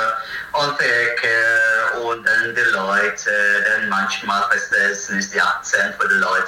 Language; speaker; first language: German; non-native, learner; Filipino